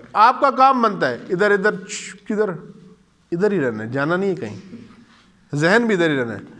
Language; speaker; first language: Urdu; non-native, local second language; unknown